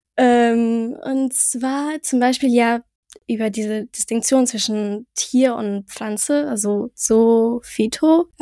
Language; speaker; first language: German; early bilingual, heritage; French